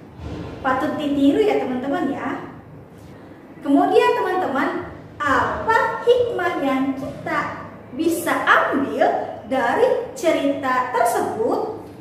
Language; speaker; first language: Indonesian; native; Indonesian